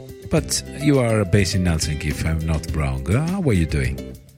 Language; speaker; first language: English; non-native, fluent; Italian